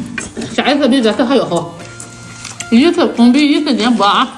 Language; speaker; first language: Chinese; native; Chinese